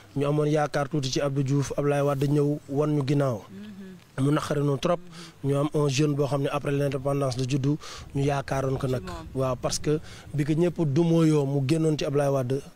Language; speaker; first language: Wolof; native; Wolof